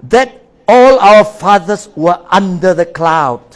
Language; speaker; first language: English; non-native, local second language; Malay